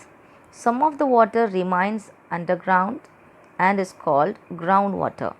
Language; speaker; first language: English; non-native, local second language; Tamil